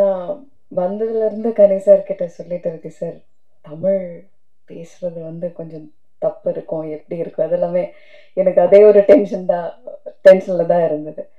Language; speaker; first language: Tamil; non-native, fluent; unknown